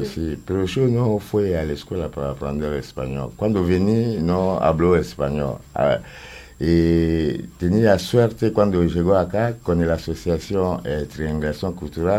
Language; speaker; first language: Spanish; non-native, learner; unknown